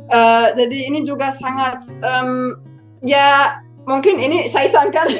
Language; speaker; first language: Indonesian; non-native, fluent; German